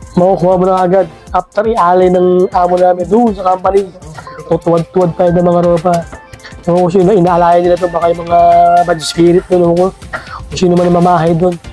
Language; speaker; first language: Filipino; native; Filipino